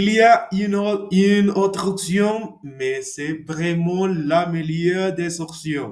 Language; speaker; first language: French; non-native, learner; Spanish